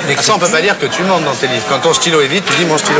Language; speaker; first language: French; native; French